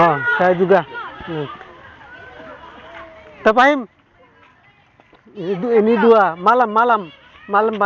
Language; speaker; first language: Indonesian; non-native, learner; Bangla